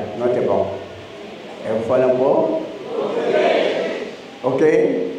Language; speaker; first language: Portuguese; non-native, learner; Lingala